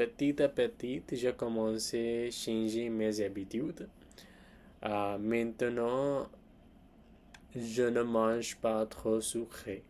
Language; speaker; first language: French; non-native, learner; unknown